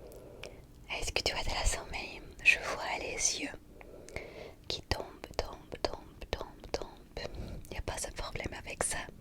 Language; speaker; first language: French; non-native, fluent; English